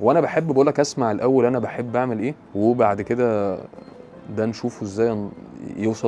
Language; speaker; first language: Arabic; native; Arabic